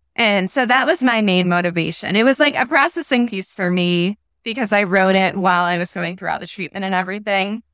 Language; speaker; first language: English; native; English